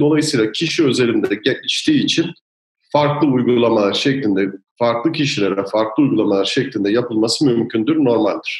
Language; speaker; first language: Turkish; native; Turkish